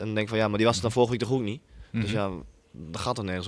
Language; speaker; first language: Dutch; native; Dutch